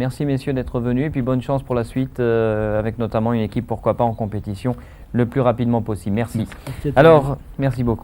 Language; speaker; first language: French; native; French